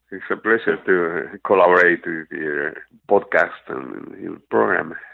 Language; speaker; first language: English; non-native, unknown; Spanish